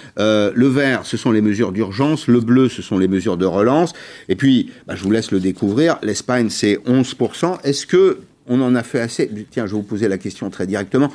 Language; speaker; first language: French; native; French